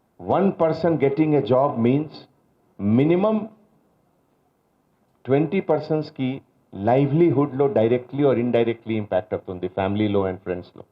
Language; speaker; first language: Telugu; non-native, learner; Hindi